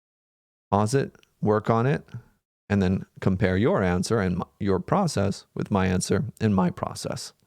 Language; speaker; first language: English; native; English